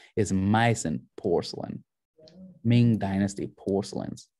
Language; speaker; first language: English; native; English